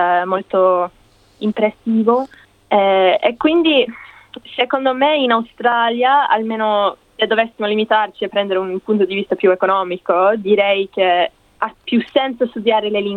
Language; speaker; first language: Italian; non-native, fluent; English